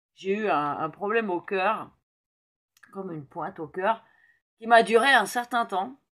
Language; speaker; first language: French; native; French